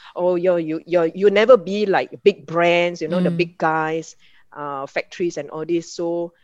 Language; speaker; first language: English; non-native, local second language; Min Nan Chinese